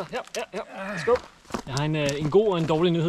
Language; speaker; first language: Danish; native; Danish